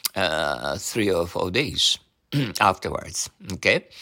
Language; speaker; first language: English; non-native, learner; Japanese